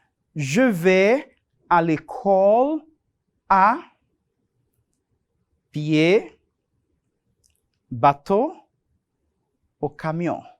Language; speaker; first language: French; non-native, fluent; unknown